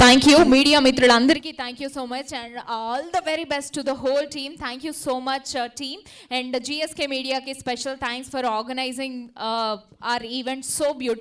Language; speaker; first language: Telugu; native; Telugu